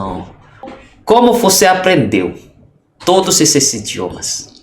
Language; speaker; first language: Portuguese; non-native, learner; Indonesian